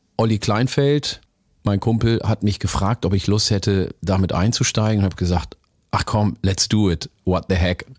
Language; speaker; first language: German; early bilingual, other home language; Oromo